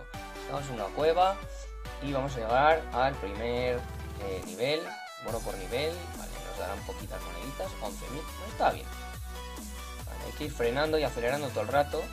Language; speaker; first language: Spanish; native; Spanish